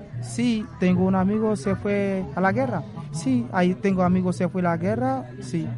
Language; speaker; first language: Spanish; non-native, learner; Arabic